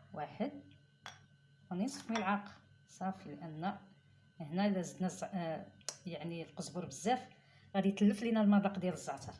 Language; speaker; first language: Arabic; native; Arabic